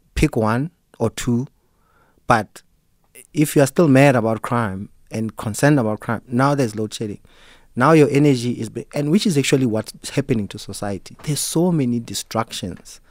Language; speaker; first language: English; non-native, local second language; Southern Sotho